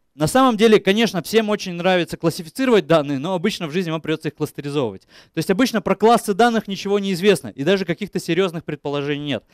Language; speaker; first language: Russian; native; Russian